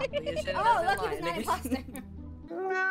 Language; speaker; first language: English; native; English